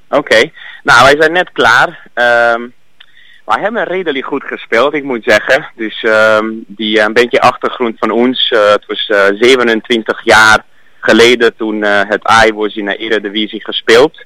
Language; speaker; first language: Dutch; non-native, learner; Hungarian